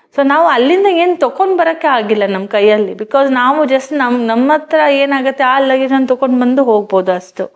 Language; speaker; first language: Kannada; early bilingual, other home language; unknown